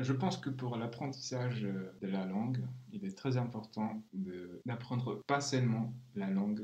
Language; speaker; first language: French; non-native, fluent; Czech